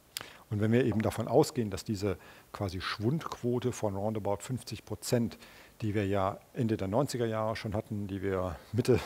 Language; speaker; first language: German; native; German